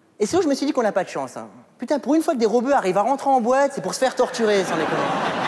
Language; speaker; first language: French; early bilingual, other home language; Arabic